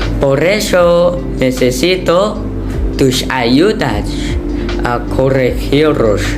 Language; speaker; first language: Spanish; non-native, learner; Thai